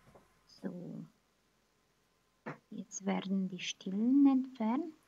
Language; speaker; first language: German; non-native, fluent; Romanian